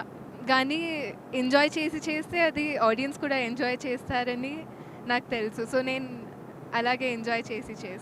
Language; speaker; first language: Telugu; non-native, fluent; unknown